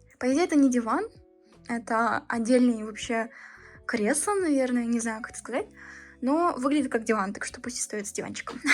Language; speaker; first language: Russian; early bilingual, heritage; Russian